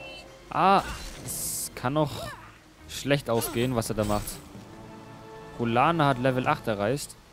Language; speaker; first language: German; native; German